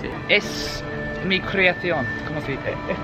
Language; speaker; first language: Spanish; non-native, learner; English